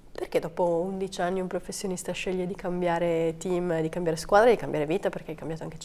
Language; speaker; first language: Italian; native; Italian